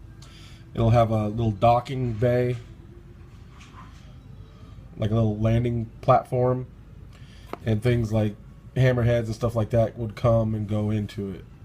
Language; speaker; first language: English; native; English